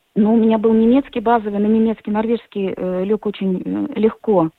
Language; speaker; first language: Russian; native; Russian